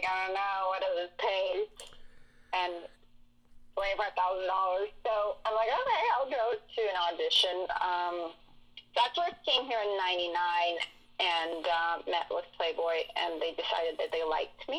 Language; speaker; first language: English; non-native, fluent; Russian